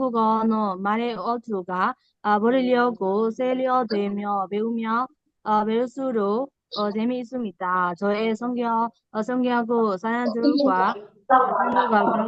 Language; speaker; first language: Korean; non-native, learner; Burmese